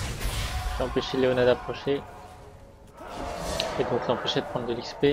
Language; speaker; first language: French; native; French